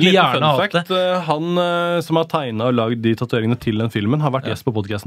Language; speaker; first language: Norwegian; native; Norwegian